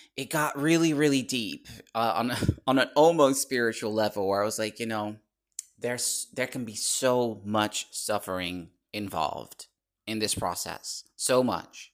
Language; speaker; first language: English; non-native, fluent; Dutch